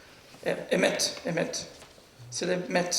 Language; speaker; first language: French; non-native, learner; Portuguese